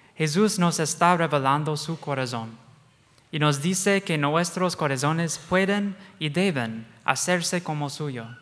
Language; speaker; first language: Spanish; non-native, fluent; English